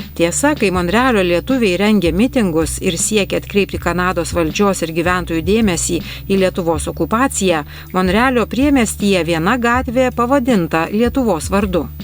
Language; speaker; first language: Lithuanian; native; Lithuanian